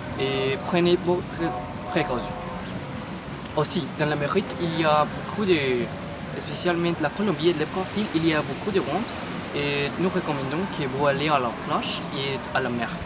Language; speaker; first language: French; non-native, learner; Spanish